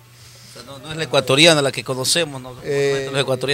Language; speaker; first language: Spanish; native; Spanish